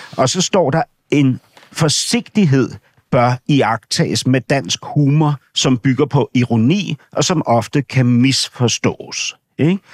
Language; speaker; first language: Danish; native; Danish